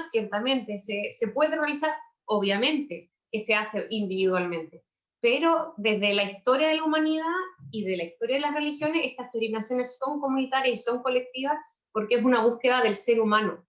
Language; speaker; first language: Spanish; native; Spanish